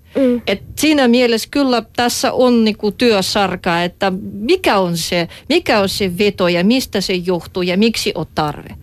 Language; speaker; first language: Finnish; non-native, fluent; Russian